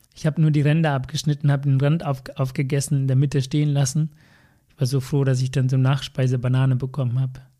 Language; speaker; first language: German; non-native, fluent; Tamil